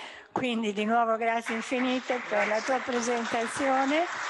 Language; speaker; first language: Italian; native; Italian